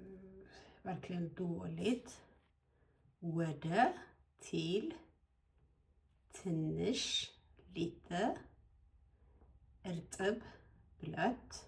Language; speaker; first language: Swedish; non-native, fluent; Amharic